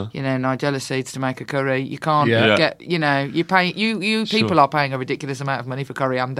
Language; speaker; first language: English; native; English